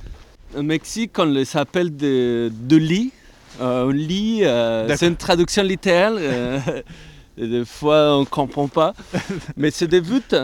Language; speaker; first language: French; non-native, fluent; Spanish